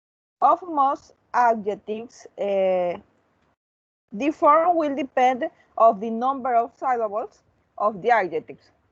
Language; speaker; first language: English; non-native, learner; Spanish